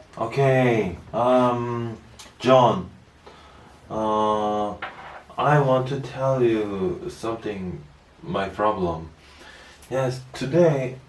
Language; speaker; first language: English; non-native, learner; Korean